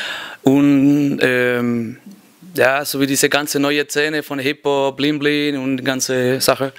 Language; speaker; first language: German; non-native, fluent; Spanish